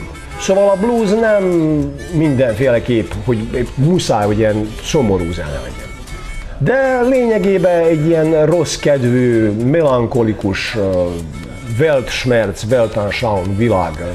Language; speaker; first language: Hungarian; non-native, local second language; Serbian